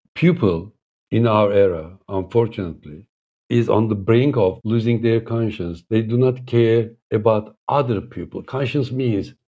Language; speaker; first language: English; non-native, fluent; Turkish